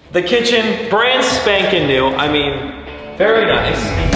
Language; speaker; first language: English; native; English